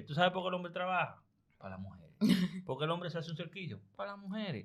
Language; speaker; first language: Spanish; native; Spanish